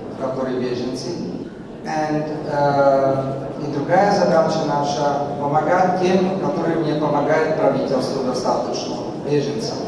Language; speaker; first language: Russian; non-native, learner; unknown